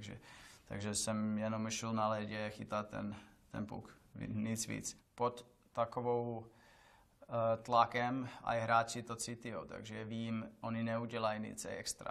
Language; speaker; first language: Czech; non-native, learner; Finnish